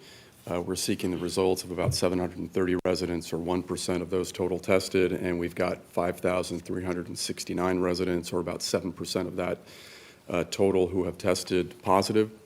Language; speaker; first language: English; native; English